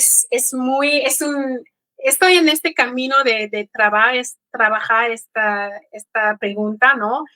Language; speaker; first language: Spanish; non-native, fluent; Kikuyu